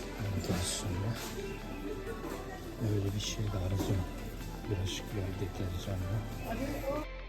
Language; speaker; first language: Turkish; non-native, fluent; Japanese